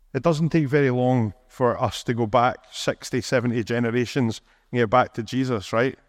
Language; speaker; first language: English; native; English